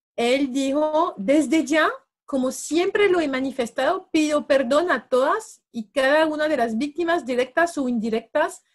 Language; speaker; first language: Spanish; non-native, fluent; French